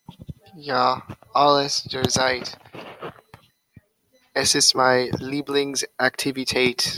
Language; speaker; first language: German; non-native, learner; English